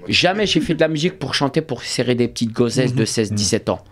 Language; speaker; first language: French; native; French